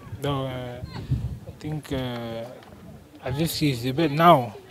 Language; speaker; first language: English; non-native, learner; French